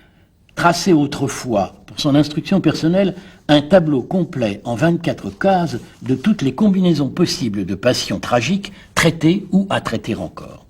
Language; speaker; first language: French; native; French